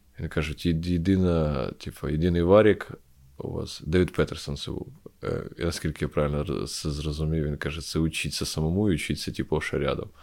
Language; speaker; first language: Ukrainian; non-native, local second language; Russian